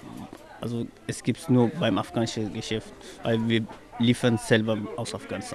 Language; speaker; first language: German; non-native, learner; Persian